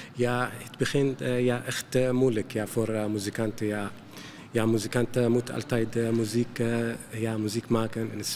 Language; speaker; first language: Dutch; non-native, learner; Arabic